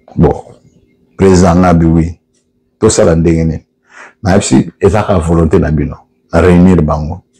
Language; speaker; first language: Lingala; non-native, local second language; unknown